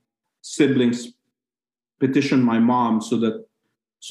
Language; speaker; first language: English; non-native, local second language; Cebuano